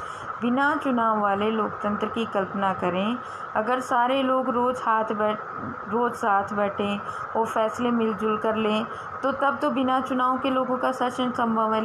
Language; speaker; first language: Hindi; native; Hindi